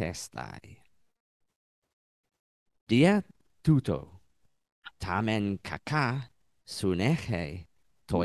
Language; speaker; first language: Greek; non-native, learner; English